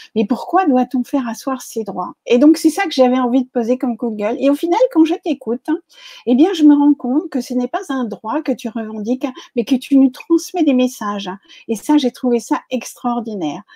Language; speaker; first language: French; native; French